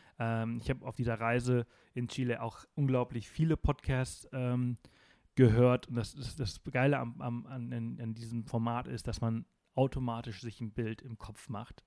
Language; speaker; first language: German; non-native, fluent; Spanish